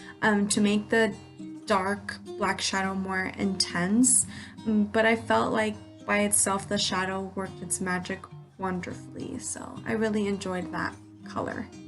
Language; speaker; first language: English; native; English